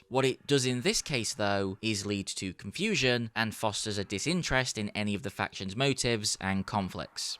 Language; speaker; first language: English; native; English